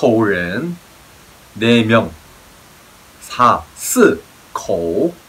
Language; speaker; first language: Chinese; non-native, fluent; Korean